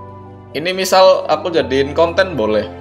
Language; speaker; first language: Indonesian; native; Indonesian